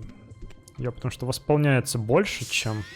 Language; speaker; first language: Russian; native; Russian